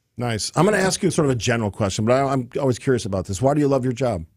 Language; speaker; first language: English; native; English